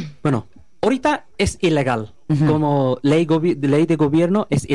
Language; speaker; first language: Spanish; non-native, learner; Bangla